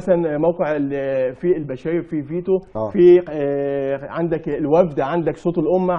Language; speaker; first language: Arabic; native; Arabic